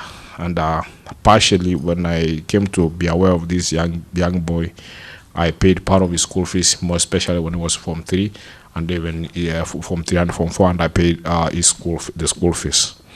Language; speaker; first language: English; non-native, local second language; Gusii